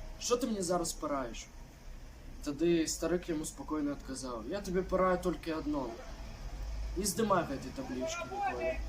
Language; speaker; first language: Belarusian; non-native, local second language; Russian